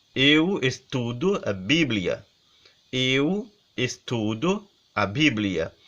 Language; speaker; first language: Portuguese; non-native, learner; Haitian Creole